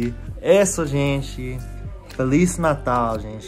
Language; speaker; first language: Portuguese; non-native, fluent; English